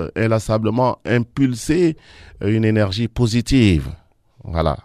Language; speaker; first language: French; non-native, local second language; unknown